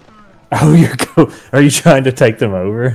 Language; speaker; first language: English; native; English